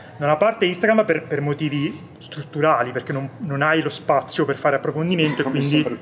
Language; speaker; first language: Italian; native; Italian